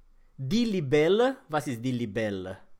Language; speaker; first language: German; non-native, fluent; Romanian